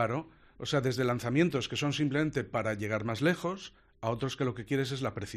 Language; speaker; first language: Spanish; native; Spanish